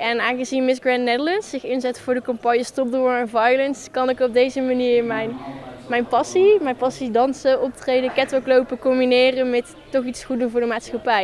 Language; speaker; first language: Dutch; native; Dutch